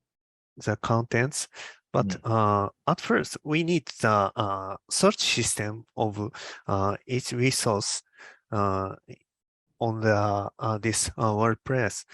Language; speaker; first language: English; non-native, learner; Japanese